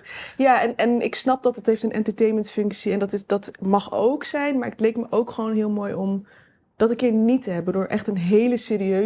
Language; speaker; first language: Dutch; native; Dutch